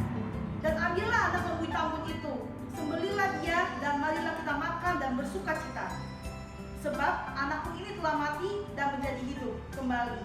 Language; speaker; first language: Indonesian; native; Indonesian